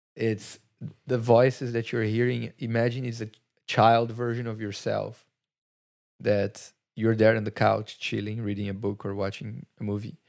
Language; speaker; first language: English; non-native, fluent; Portuguese